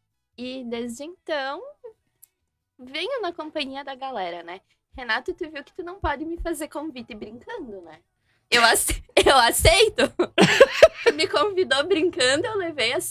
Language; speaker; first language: Portuguese; native; Portuguese